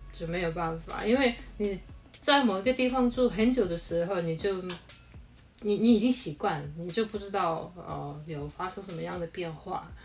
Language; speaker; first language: Chinese; non-native, fluent; Tuvinian